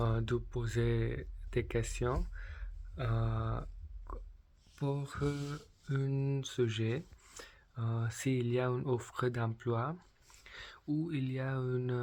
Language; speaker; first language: French; non-native, learner; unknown